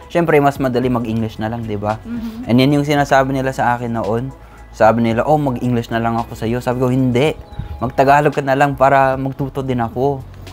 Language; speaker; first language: Filipino; non-native, fluent; English